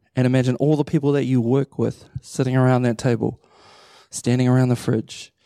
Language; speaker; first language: English; native; English